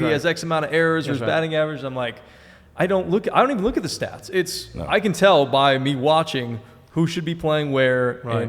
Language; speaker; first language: English; native; English